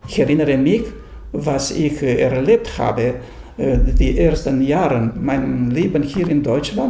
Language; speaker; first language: German; non-native, fluent; Romanian